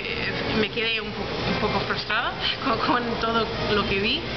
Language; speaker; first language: Spanish; non-native, fluent; English